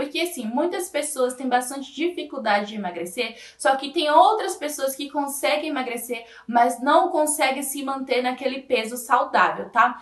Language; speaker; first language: Portuguese; native; Portuguese